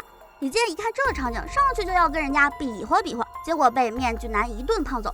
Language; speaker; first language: Chinese; native; Chinese